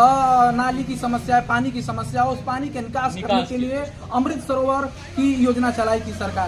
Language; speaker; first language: Hindi; native; Hindi